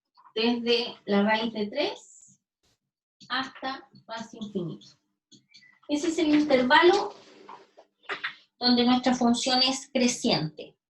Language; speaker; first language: Spanish; native; Spanish